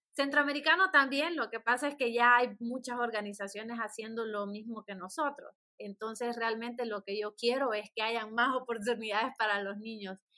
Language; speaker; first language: Spanish; native; Spanish